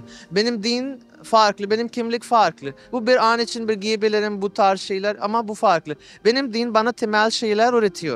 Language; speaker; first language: Turkish; non-native, learner; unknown